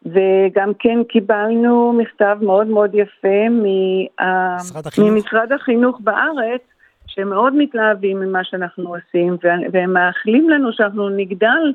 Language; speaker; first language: Hebrew; early bilingual, heritage; Hebrew